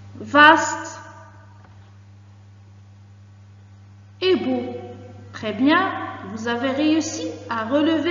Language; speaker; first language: French; non-native, local second language; Arabic